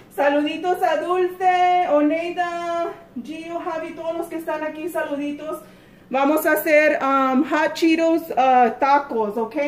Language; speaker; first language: Spanish; early bilingual, heritage; Spanish